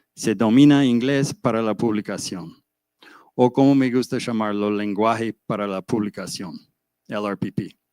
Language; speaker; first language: Spanish; non-native, fluent; English